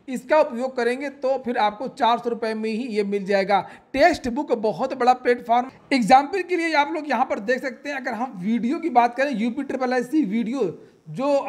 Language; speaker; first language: Hindi; native; Hindi